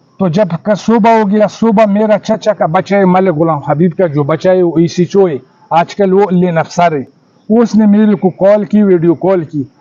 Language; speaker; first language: Urdu; non-native, local second language; Pashto